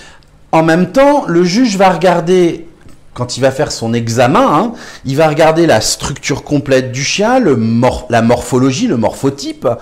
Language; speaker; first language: French; native; French